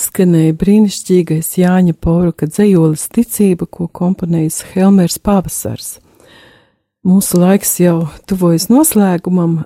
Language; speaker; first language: Latvian; native; Latvian